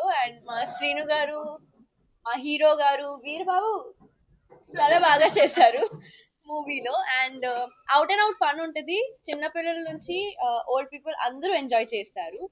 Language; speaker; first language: Telugu; non-native, learner; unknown